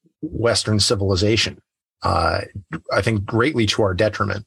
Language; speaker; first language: English; native; English